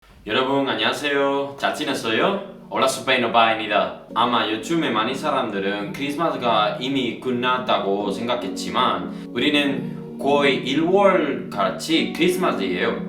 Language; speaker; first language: Korean; non-native, learner; Spanish